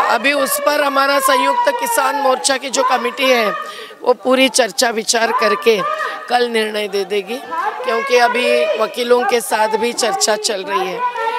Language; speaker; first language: Hindi; non-native, local second language; Marathi